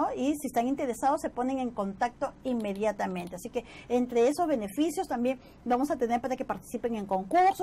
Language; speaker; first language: Spanish; native; Spanish